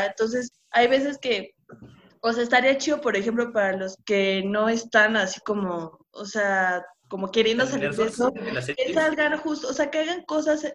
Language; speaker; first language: Spanish; native; Spanish